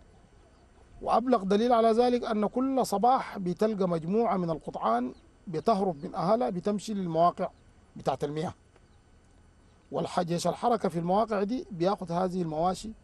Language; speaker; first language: Arabic; native; Arabic